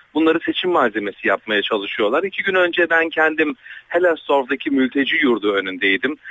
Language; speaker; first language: Turkish; early bilingual, other home language; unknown